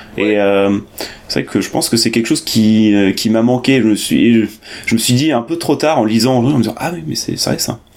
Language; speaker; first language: French; native; French